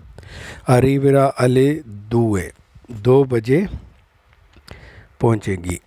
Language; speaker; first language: Italian; non-native, learner; Urdu